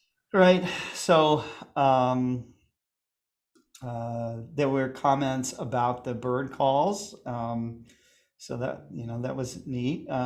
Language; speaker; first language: English; native; English